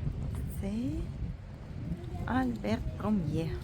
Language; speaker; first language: French; non-native, fluent; Russian